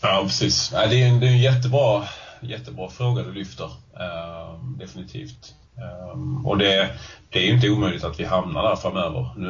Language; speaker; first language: Swedish; native; Swedish